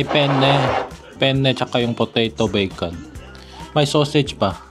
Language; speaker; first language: Filipino; non-native, learner; Korean